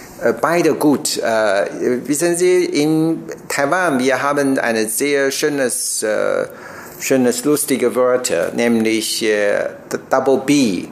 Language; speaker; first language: German; non-native, learner; Chinese